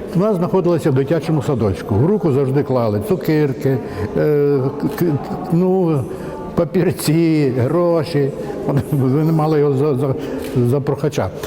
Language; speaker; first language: Ukrainian; native; Ukrainian